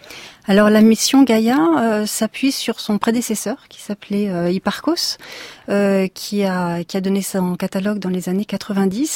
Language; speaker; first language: French; native; French